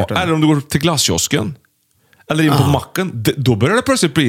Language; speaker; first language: Swedish; native; Swedish